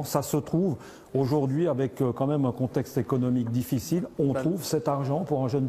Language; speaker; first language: French; native; French